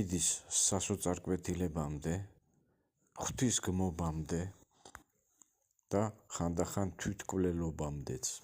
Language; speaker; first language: Georgian; native; Georgian